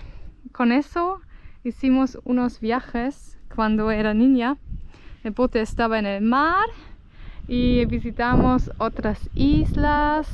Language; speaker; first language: Spanish; non-native, fluent; German